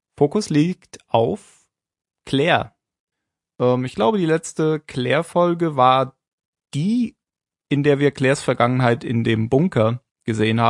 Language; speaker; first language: German; native; German